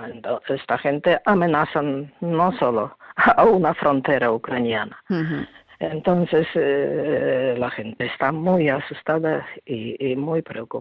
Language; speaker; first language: Spanish; non-native, fluent; Ukrainian